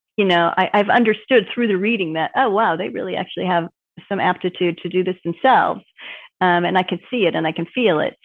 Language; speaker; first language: English; native; English